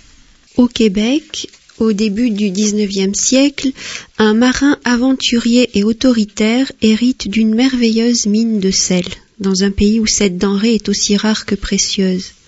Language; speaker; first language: French; native; French